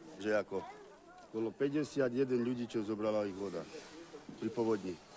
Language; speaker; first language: Slovak; non-native, local second language; Romany